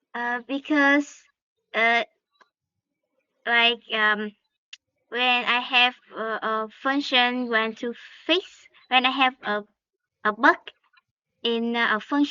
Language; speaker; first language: English; non-native, learner; Vietnamese